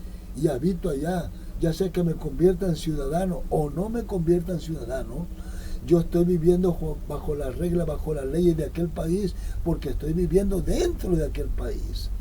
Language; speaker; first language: Spanish; native; Spanish